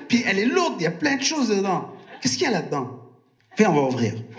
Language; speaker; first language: French; non-native, local second language; Punjabi